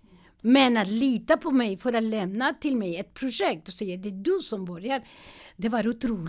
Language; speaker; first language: Swedish; non-native, learner; Spanish